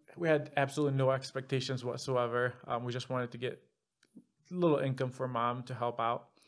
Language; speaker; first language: English; non-native, fluent; Arabic